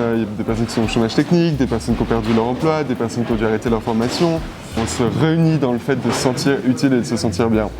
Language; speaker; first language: French; native; French